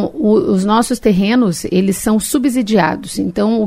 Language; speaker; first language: Portuguese; native; Portuguese